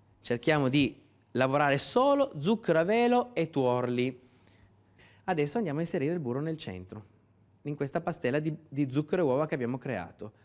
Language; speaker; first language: Italian; native; Italian